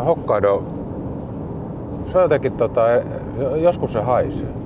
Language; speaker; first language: Finnish; native; Finnish